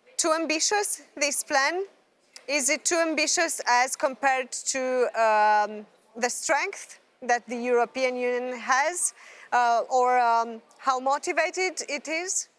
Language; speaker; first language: English; non-native, fluent; Romanian